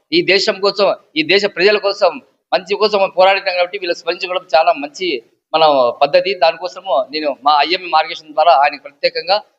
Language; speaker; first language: Telugu; native; Telugu